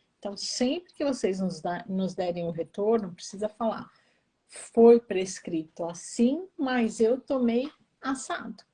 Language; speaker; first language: Portuguese; native; Portuguese